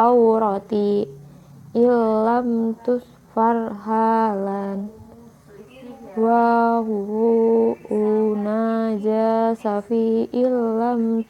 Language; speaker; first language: Arabic; non-native, learner; Indonesian